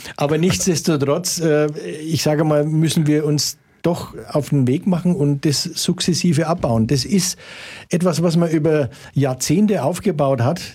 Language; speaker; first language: German; native; German